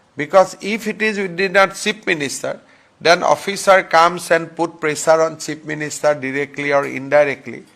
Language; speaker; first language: English; non-native, local second language; Assamese